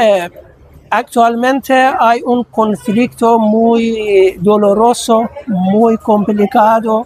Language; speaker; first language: Spanish; non-native, fluent; Persian